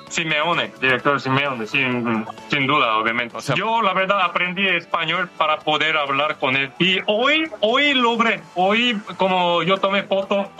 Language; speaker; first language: Spanish; non-native, learner; Korean